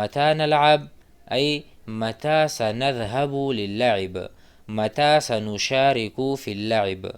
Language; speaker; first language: Arabic; non-native, fluent; Urdu